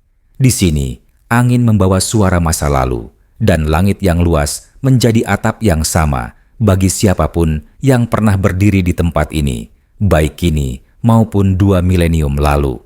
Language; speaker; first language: Indonesian; native; Indonesian